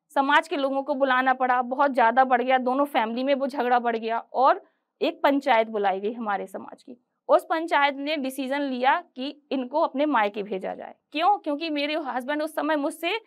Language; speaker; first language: Hindi; native; Hindi